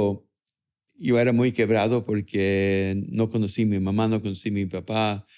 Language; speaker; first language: Spanish; early bilingual, other home language; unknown